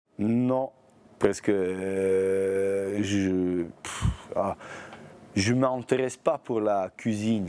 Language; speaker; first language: French; non-native, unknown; Bosnian